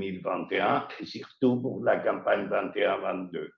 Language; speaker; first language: French; non-native, learner; Spanish